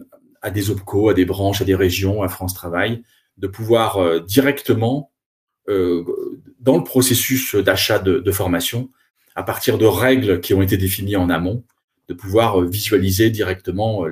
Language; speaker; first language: French; native; French